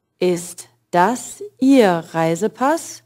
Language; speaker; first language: German; non-native, fluent; English